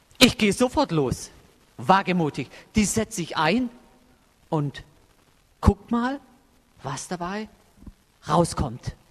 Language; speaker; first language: German; native; German